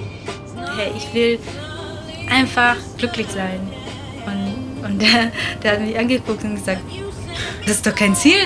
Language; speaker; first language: German; non-native, fluent; Latvian